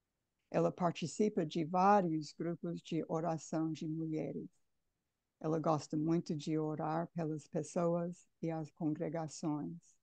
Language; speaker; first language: Portuguese; non-native, fluent; English